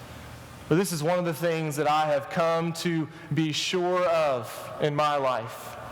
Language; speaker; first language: English; native; English